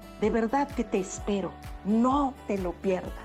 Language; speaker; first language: Spanish; native; Spanish